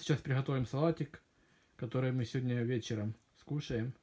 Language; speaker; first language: Russian; native; Russian